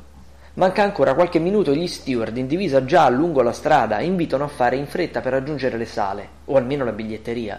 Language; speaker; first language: Italian; native; Italian